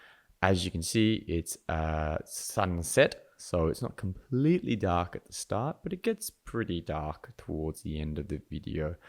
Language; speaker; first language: English; native; English